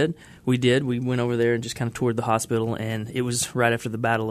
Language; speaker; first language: English; native; English